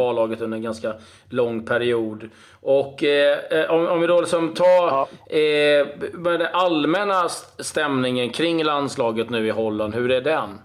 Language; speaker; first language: Swedish; native; Swedish